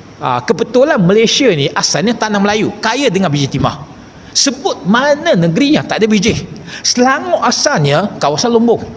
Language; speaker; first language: Malay; non-native, local second language; Chinese